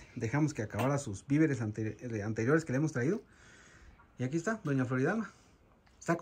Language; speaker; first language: Spanish; native; Spanish